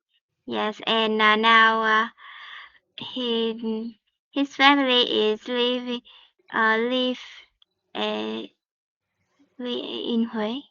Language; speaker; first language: English; non-native, learner; Vietnamese